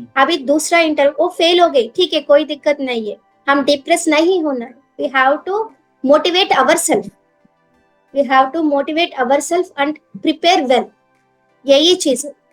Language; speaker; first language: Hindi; non-native, local second language; Telugu